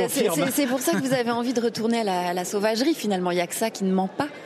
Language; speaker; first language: French; native; French